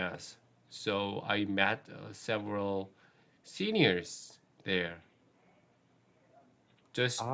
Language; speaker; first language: English; non-native, learner; Korean